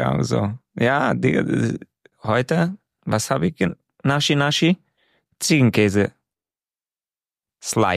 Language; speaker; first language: German; non-native, fluent; Romanian